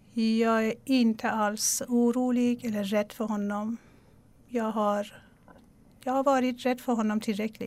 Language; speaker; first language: Swedish; non-native, fluent; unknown